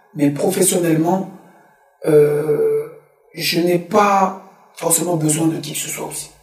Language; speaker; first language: French; early bilingual, other home language; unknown